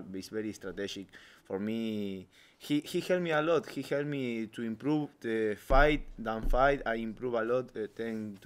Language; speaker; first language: English; non-native, learner; Spanish